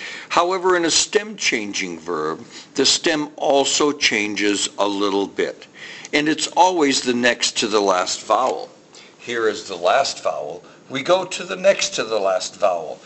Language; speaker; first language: English; native; English